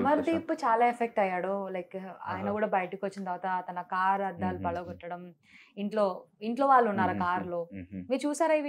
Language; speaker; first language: Telugu; native; Telugu